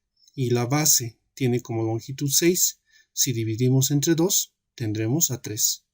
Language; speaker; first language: Spanish; native; Spanish